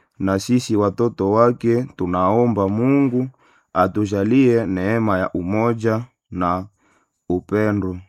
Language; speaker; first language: Swahili; non-native, local second language; Nande